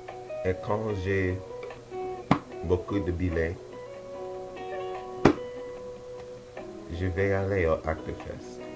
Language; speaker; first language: French; non-native, learner; English